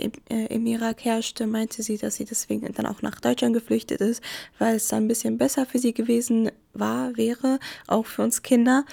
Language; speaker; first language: German; early bilingual, other home language; Arabic